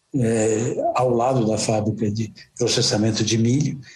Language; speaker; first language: Portuguese; native; Portuguese